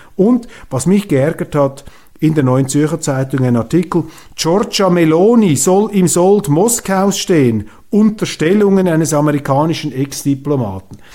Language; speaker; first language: German; native; German